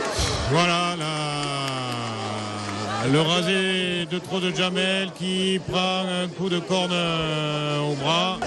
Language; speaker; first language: French; native; French